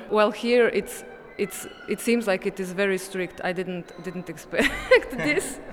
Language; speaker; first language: English; non-native, fluent; Croatian